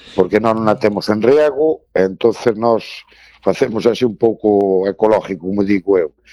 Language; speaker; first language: Galician; native; Galician